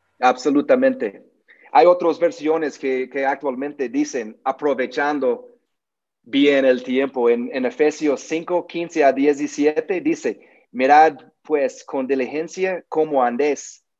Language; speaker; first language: Spanish; non-native, learner; English